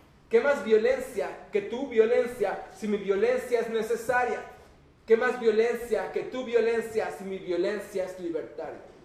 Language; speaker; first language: Spanish; native; Spanish